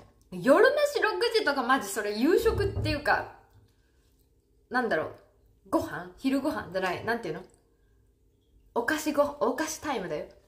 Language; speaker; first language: Japanese; native; Japanese